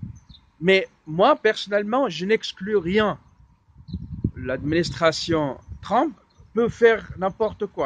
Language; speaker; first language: French; non-native, fluent; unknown